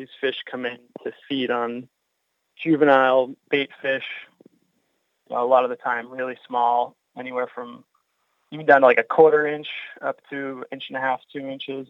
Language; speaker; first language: English; native; English